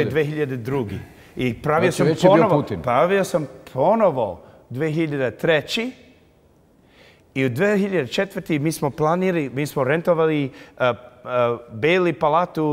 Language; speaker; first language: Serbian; early bilingual, heritage; English